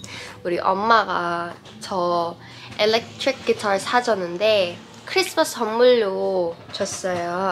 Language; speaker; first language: Korean; non-native, fluent; English